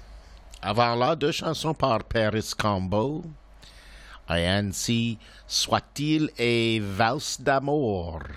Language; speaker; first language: French; non-native, learner; English